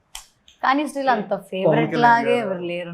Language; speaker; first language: Telugu; non-native, learner; Malayalam